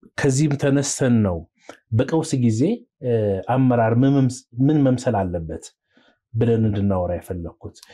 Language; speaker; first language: Amharic; native; Amharic